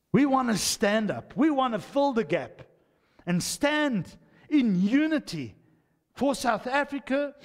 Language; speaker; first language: English; non-native, local second language; Afrikaans